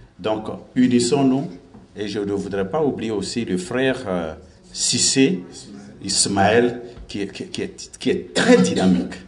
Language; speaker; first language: French; non-native, local second language; Baoulé